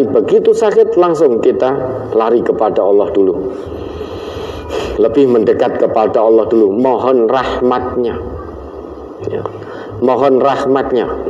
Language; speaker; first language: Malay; non-native, local second language; Javanese